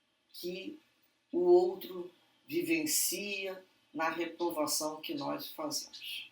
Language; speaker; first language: Portuguese; native; Portuguese